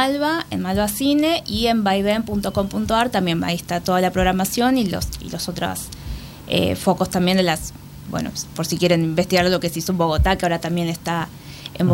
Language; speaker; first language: Spanish; native; Spanish